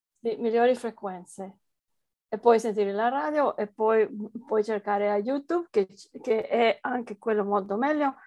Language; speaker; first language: Italian; non-native, fluent; Spanish